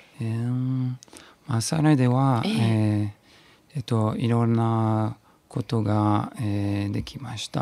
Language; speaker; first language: Japanese; non-native, learner; French